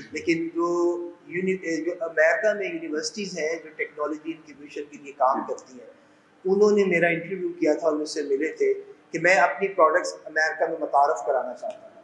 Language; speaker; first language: Urdu; non-native, local second language; Punjabi